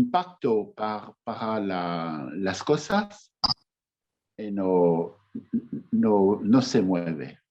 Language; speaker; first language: Spanish; non-native, fluent; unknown